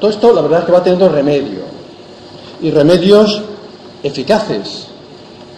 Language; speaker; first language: Spanish; native; Spanish